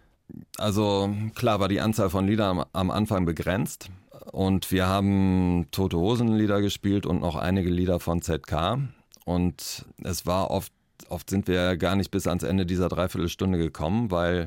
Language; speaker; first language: German; native; German